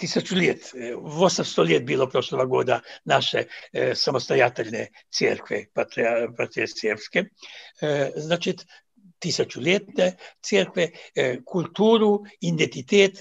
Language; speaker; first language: Russian; non-native, fluent; Serbian